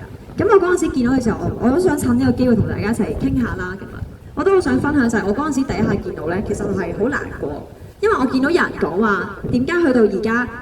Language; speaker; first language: Cantonese; native; Cantonese